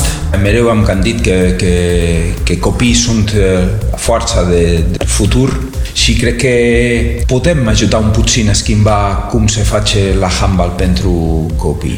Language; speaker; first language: Romanian; non-native, learner; Spanish